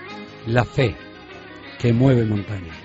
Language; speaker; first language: Spanish; native; Spanish